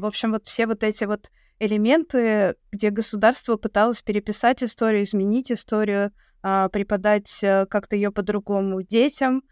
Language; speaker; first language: Russian; native; Russian